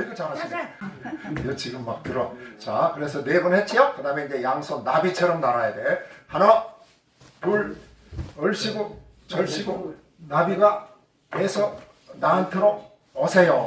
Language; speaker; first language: Korean; native; Korean